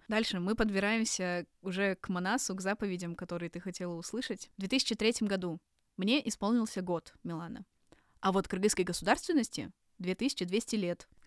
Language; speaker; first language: Russian; native; Russian